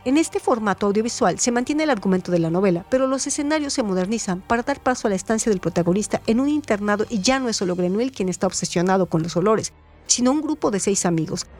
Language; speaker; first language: Spanish; native; Spanish